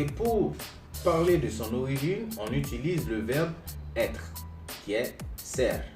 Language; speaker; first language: French; non-native, local second language; Haitian Creole